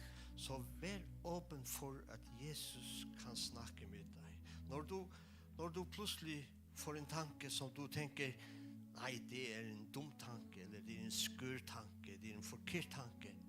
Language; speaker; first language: Danish; non-native, local second language; Faroese